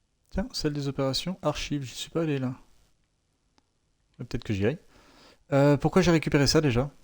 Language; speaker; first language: French; native; French